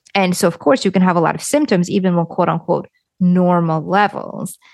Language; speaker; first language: English; early bilingual, other home language; Lithuanian